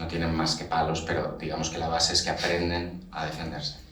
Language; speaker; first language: Spanish; native; Spanish